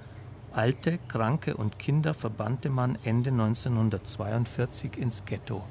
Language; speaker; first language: German; native; German